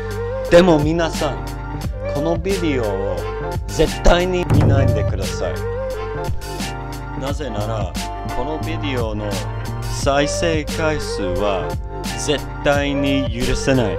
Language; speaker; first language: Japanese; non-native, learner; English